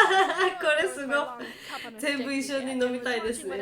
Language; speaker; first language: Japanese; non-native, learner; Georgian